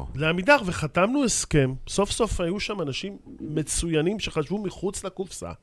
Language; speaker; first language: Hebrew; native; Hebrew